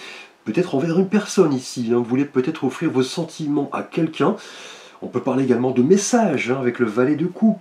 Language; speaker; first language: French; native; French